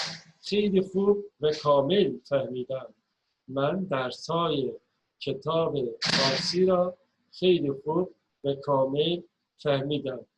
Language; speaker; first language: Persian; non-native, fluent; Turkish